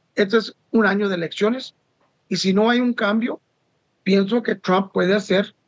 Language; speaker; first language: Spanish; early bilingual, heritage; Spanish